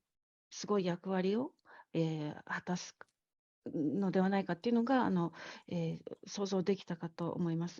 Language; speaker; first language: Japanese; native; Japanese